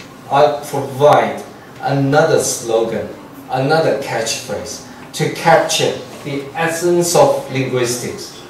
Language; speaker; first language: English; non-native, fluent; Chinese